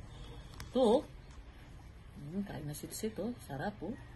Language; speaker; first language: Filipino; non-native, local second language; Cebuano